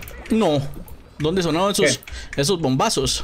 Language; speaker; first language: Spanish; native; Spanish